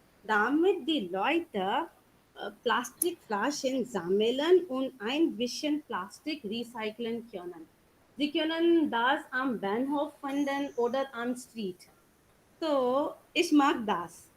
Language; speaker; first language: German; non-native, learner; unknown